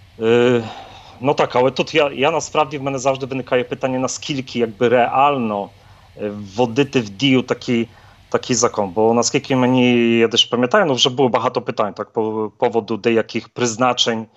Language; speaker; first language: Polish; non-native, learner; Ukrainian